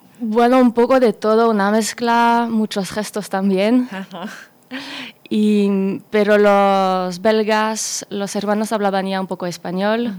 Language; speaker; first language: Spanish; non-native, fluent; French